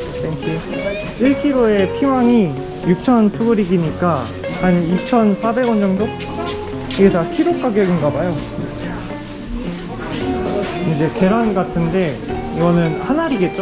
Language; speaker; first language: Korean; native; Korean